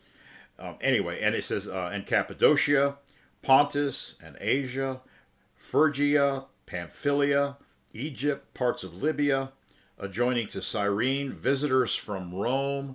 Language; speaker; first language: English; native; English